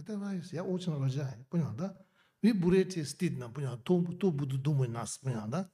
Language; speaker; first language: Russian; non-native, learner; Tibetan